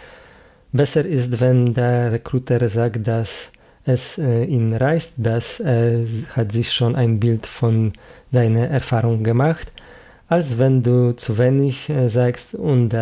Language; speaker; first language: German; non-native, fluent; Polish